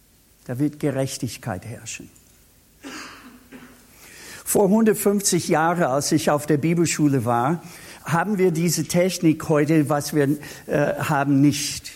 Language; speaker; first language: German; non-native, fluent; English